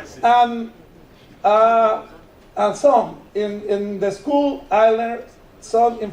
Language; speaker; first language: English; non-native, learner; Spanish